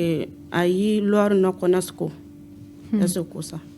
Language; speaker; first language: Spanish; non-native, learner; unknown